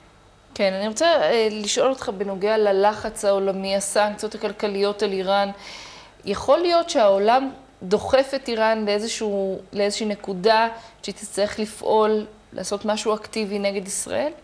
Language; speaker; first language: Hebrew; native; Hebrew